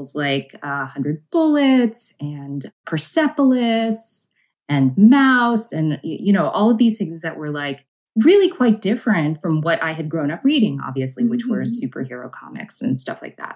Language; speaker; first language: English; native; English